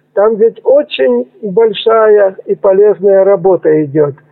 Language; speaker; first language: Russian; native; Russian